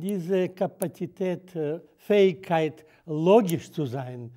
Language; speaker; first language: German; non-native, fluent; Russian